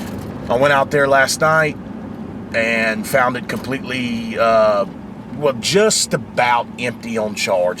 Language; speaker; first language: English; native; English